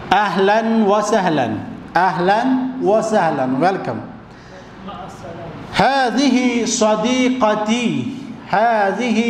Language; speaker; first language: Arabic; non-native, fluent; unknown